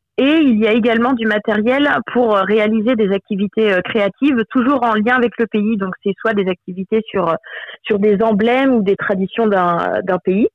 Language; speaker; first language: French; native; French